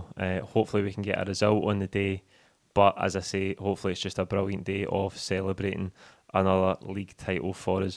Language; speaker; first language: English; native; English